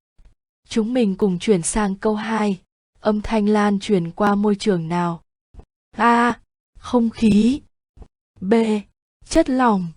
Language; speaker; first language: Vietnamese; native; Vietnamese